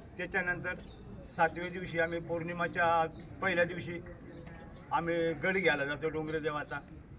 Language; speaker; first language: Marathi; non-native, local second language; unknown